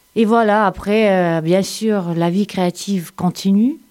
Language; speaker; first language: French; non-native, fluent; Russian